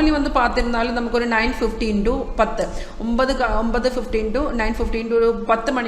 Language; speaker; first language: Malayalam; non-native, fluent; Tamil